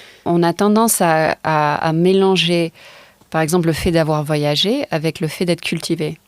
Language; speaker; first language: French; non-native, fluent; English